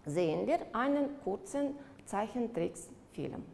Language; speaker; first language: German; non-native, fluent; Russian